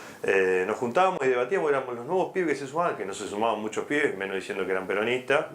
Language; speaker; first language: Spanish; native; Spanish